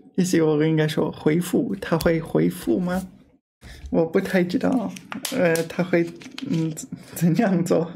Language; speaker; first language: Chinese; non-native, learner; English